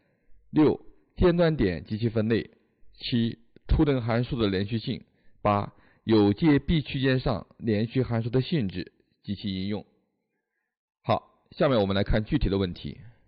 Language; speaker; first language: Chinese; native; Chinese